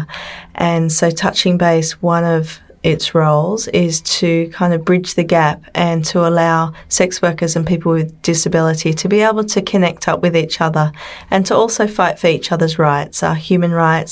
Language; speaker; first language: English; native; English